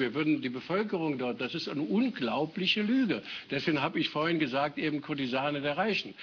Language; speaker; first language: German; native; German